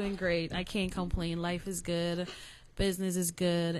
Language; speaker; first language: English; non-native, local second language; Jamaican Creole English